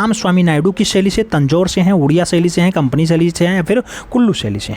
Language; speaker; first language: Hindi; native; Hindi